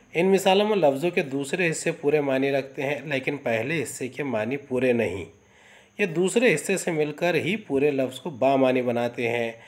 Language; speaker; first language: Urdu; native; Urdu